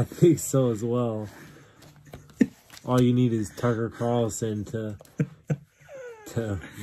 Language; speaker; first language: English; native; English